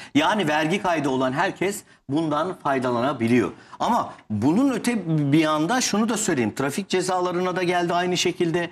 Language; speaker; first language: Turkish; native; Turkish